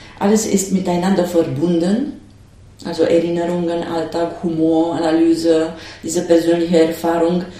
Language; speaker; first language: German; non-native, fluent; Romanian